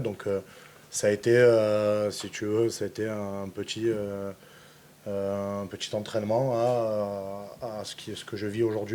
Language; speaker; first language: French; native; French